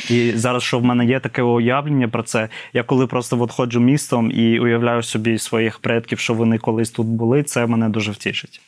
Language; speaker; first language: Ukrainian; non-native, fluent; English